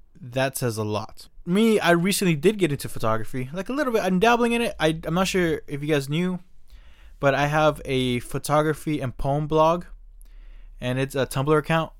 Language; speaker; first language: English; native; English